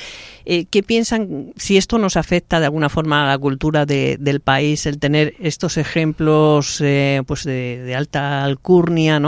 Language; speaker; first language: Spanish; native; Spanish